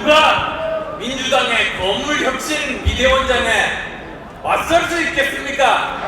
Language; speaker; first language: Korean; native; Korean